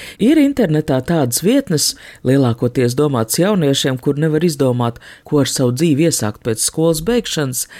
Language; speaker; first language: Latvian; native; Latvian